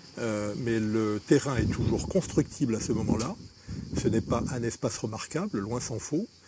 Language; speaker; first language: French; native; French